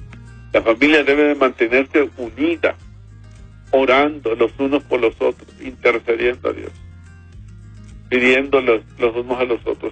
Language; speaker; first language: Spanish; native; Spanish